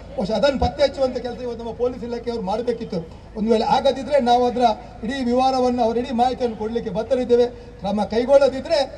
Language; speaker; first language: Kannada; non-native, local second language; Tulu